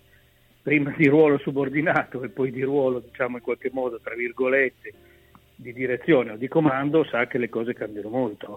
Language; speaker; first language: Italian; native; Italian